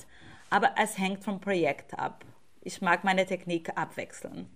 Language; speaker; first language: German; non-native, fluent; Portuguese